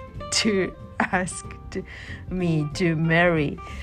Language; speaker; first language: English; non-native, learner; Japanese